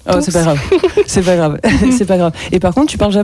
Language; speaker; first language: French; native; French